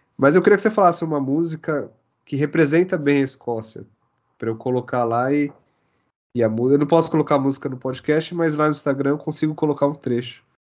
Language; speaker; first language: Portuguese; native; Portuguese